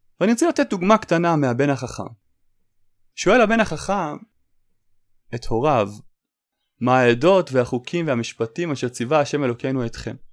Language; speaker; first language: Hebrew; native; Hebrew